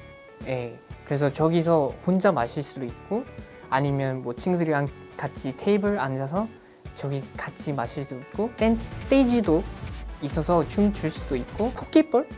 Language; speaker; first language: Korean; non-native, fluent; English